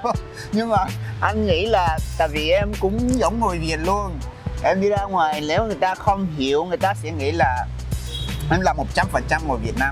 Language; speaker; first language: Vietnamese; non-native, fluent; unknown